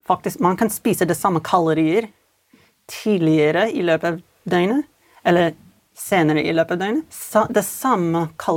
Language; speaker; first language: Norwegian; non-native, fluent; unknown